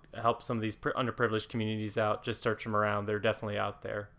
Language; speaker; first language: English; native; English